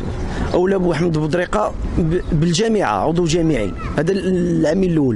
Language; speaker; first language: Arabic; native; Arabic